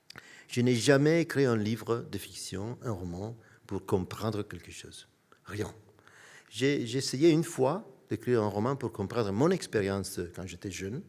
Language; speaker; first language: French; non-native, fluent; Italian